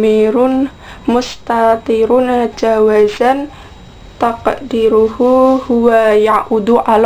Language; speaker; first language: Arabic; non-native, learner; Indonesian